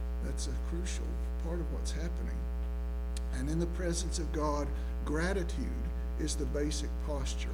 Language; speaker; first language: English; native; English